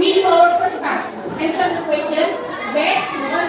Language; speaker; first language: English; non-native, fluent; Indonesian